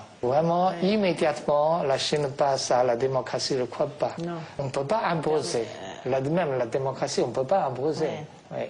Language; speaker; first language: French; non-native, fluent; Chinese